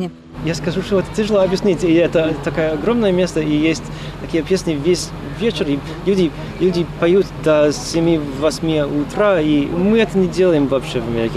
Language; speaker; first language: Russian; non-native, fluent; English